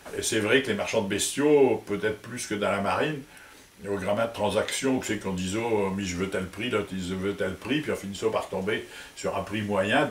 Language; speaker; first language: French; native; French